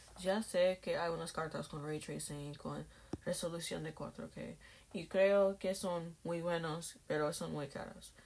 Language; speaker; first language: Spanish; non-native, learner; English